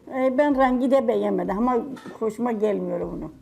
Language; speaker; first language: Turkish; native; Turkish